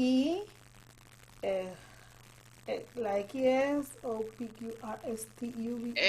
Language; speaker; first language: English; non-native, learner; Spanish